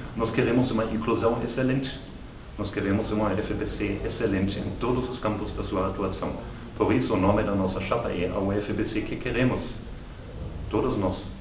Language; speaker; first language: Portuguese; non-native, fluent; German